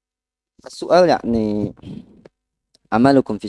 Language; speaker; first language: Arabic; non-native, learner; Indonesian